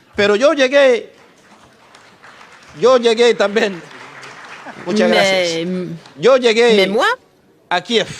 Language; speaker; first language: Spanish; non-native, learner; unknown